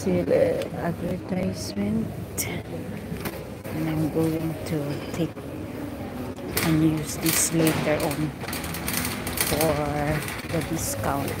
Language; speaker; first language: English; non-native, local second language; Filipino